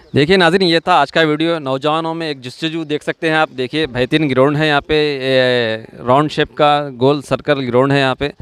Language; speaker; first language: Hindi; non-native, local second language; Urdu